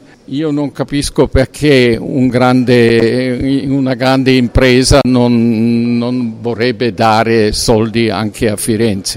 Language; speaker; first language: Italian; non-native, fluent; German